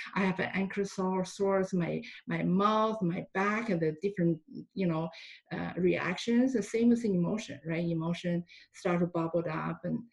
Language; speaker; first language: English; non-native, fluent; Chinese